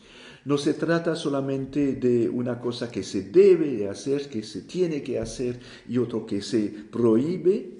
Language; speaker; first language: Spanish; non-native, fluent; French